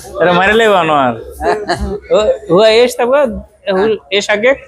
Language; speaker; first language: Arabic; non-native, learner; Bangla